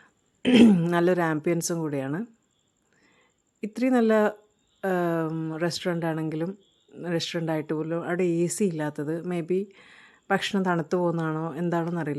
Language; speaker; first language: Malayalam; native; Malayalam